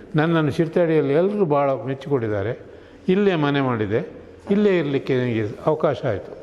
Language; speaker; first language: Kannada; non-native, local second language; Tulu